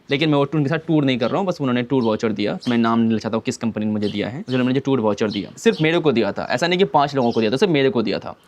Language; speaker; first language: Hindi; native; Hindi